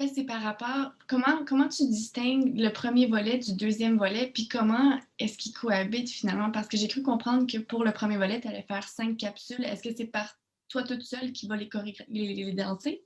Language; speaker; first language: French; native; French